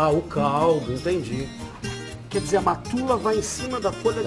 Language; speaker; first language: Portuguese; native; Portuguese